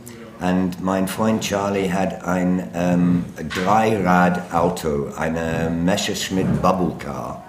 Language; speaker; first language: German; non-native, learner; English